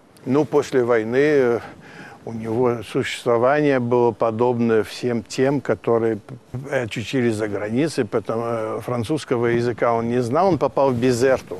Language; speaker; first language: Russian; early bilingual, heritage; Russian